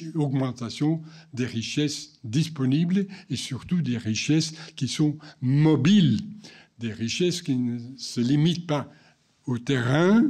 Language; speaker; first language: French; non-native, fluent; Dutch